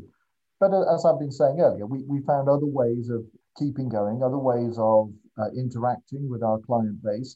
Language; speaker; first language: English; native; English